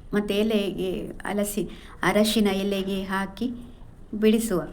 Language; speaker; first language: Kannada; non-native, local second language; Tulu